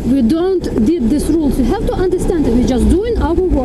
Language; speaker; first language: English; non-native, learner; Ukrainian